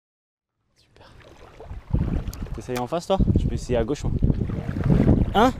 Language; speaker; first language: French; native; French